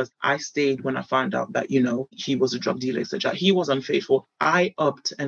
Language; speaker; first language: English; native; English